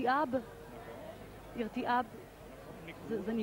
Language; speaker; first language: Hebrew; native; Hebrew